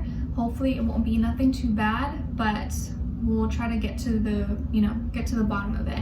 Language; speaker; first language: English; native; English